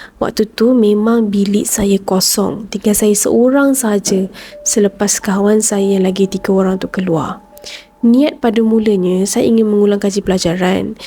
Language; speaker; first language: Malay; native; Malay